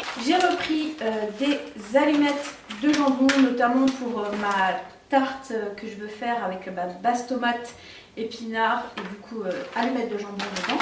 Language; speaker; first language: French; native; French